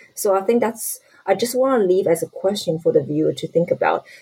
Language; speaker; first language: English; non-native, fluent; Chinese